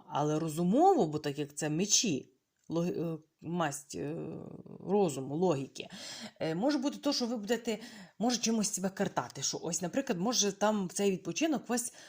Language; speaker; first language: Ukrainian; native; Ukrainian